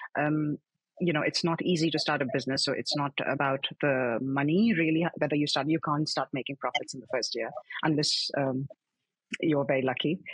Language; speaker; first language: English; non-native, local second language; Hindi